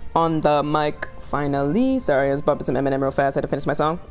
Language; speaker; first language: English; native; English